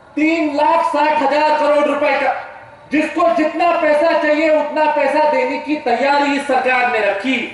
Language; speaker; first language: Hindi; non-native, local second language; Marathi